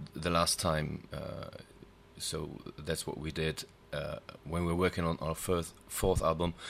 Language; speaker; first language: English; non-native, fluent; German